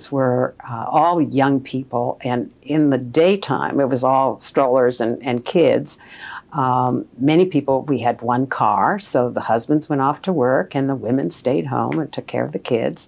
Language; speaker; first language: English; native; English